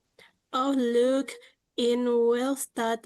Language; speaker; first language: Dutch; non-native, learner; Indonesian